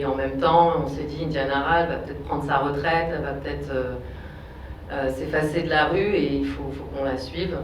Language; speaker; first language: French; native; French